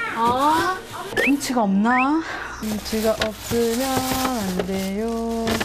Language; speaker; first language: Korean; native; Korean